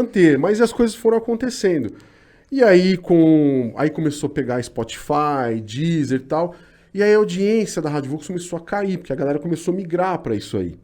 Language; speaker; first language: Portuguese; native; Portuguese